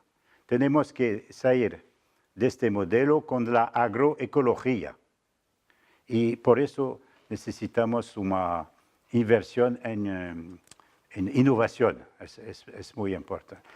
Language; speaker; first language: Spanish; non-native, fluent; French